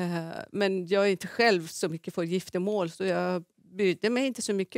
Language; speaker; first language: Swedish; non-native, fluent; Persian